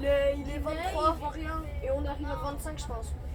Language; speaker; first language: French; native; French